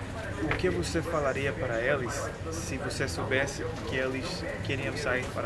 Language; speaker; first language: Portuguese; non-native, fluent; Spanish